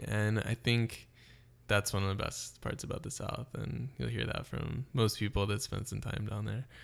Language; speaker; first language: English; native; English